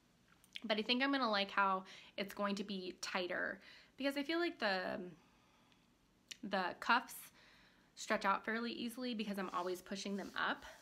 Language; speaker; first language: English; native; English